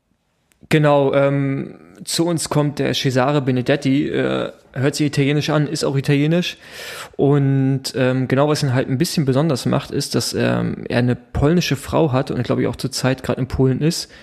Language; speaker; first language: German; native; German